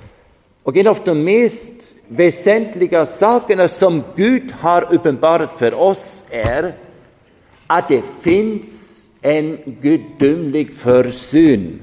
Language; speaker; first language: Swedish; non-native, fluent; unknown